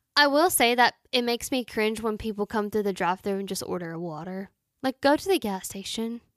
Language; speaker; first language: English; native; English